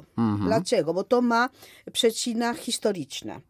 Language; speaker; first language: Polish; non-native, fluent; Spanish